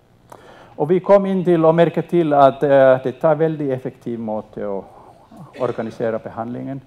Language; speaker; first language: Swedish; non-native, local second language; Finnish